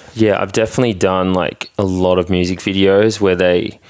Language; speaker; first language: English; native; English